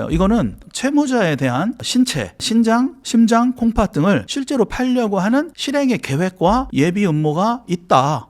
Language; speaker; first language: Korean; native; Korean